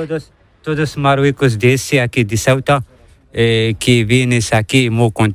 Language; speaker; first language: Spanish; non-native, learner; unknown